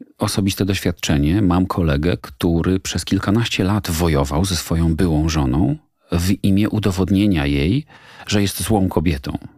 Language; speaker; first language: Polish; native; Polish